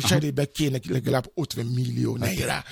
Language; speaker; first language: Hungarian; non-native, learner; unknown